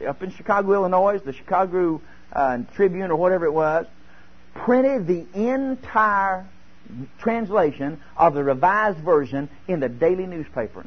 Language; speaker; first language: English; native; English